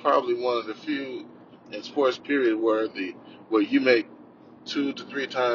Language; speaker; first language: English; native; English